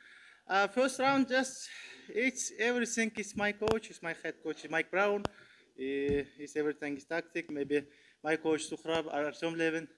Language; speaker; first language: English; non-native, learner; Turkmen